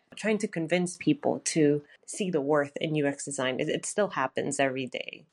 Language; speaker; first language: English; native; English